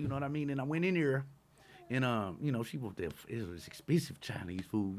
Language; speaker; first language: English; native; English